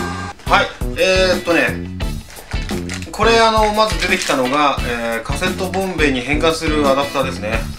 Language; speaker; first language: Japanese; native; Japanese